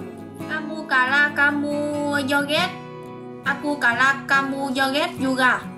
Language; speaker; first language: Indonesian; non-native, learner; Vietnamese